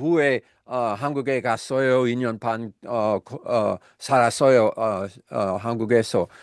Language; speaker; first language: Korean; non-native, learner; English